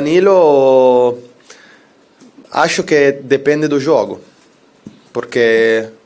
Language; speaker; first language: Portuguese; non-native, fluent; Italian